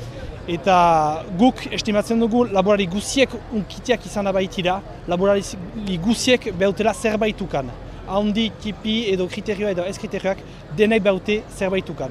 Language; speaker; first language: Basque; native; Basque